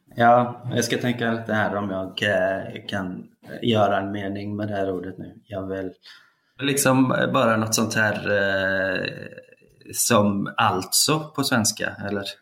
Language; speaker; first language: Swedish; early bilingual, other home language; Icelandic